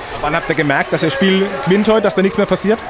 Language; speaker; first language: German; native; German